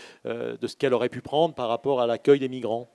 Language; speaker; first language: French; native; French